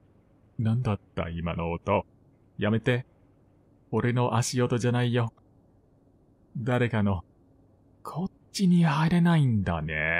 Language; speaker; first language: Japanese; non-native, fluent; English